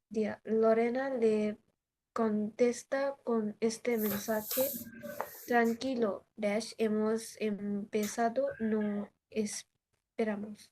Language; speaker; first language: Spanish; non-native, learner; Bangla